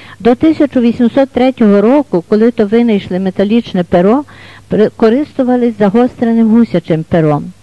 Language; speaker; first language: Ukrainian; native; Ukrainian